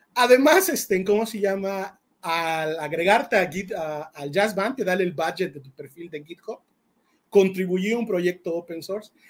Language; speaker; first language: Spanish; native; Spanish